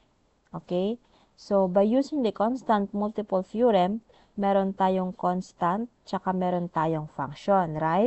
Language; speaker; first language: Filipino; native; Filipino